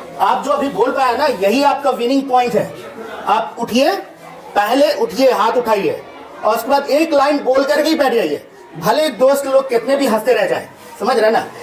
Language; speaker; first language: Hindi; native; Hindi